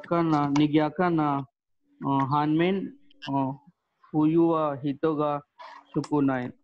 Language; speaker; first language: Japanese; non-native, learner; Hindi